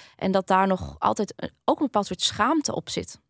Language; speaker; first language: Dutch; early bilingual, other home language; Vietnamese